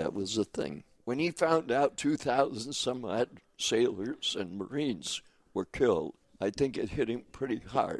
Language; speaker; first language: English; native; English